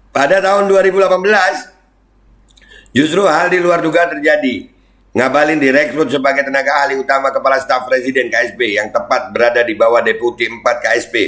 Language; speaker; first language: Indonesian; native; Indonesian